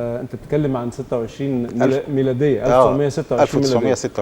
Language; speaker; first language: Egyptian Arabic; native; Egyptian Arabic